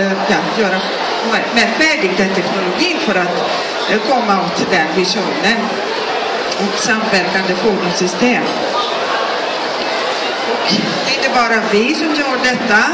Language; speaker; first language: Swedish; non-native, fluent; Greek